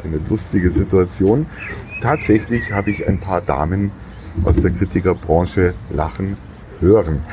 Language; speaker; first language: German; native; German